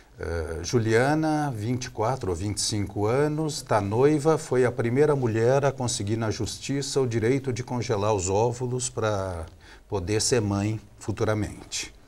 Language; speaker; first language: Portuguese; native; Portuguese